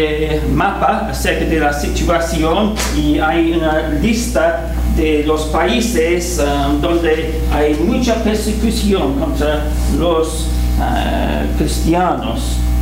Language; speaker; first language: Spanish; non-native, fluent; English